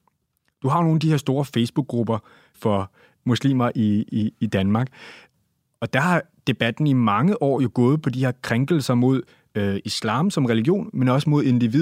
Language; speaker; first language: Danish; native; Danish